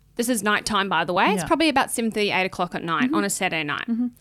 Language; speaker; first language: English; native; English